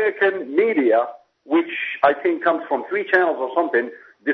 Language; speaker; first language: English; non-native, fluent; Berber languages